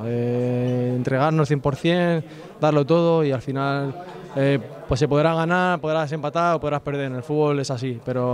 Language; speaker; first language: Spanish; native; Spanish